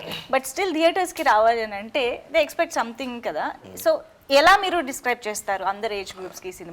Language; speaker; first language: Telugu; native; Telugu